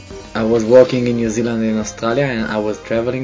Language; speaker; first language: English; non-native, fluent; Hebrew